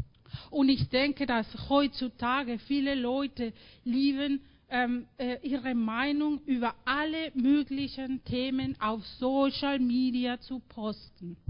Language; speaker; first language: German; non-native, fluent; Spanish